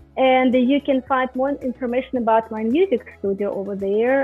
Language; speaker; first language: English; non-native, fluent; Russian